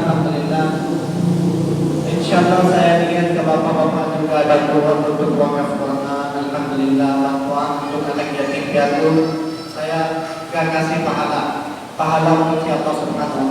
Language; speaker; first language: Indonesian; non-native, learner; Urdu